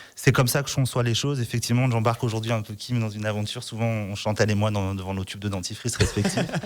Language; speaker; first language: French; native; French